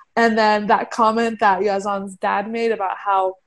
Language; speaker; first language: English; early bilingual, heritage; Persian